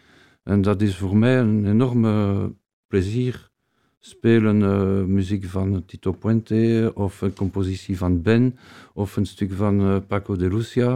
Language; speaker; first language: Dutch; non-native, fluent; Spanish